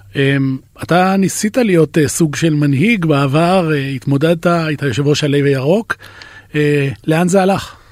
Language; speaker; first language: Hebrew; native; Hebrew